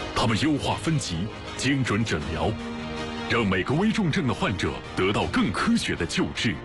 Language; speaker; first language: Chinese; native; Chinese